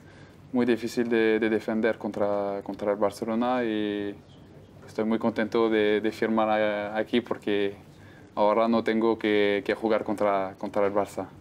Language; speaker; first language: Spanish; non-native, fluent; French